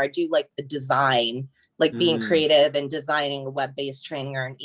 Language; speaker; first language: English; native; English